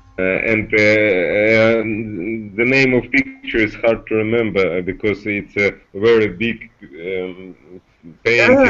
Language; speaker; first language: English; non-native, learner; Russian